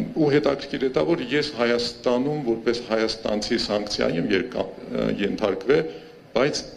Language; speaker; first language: Armenian; early bilingual, heritage; Armenian